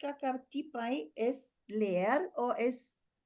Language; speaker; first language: Spanish; non-native, fluent; German